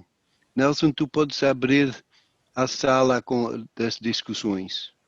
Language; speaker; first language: Portuguese; non-native, fluent; Dutch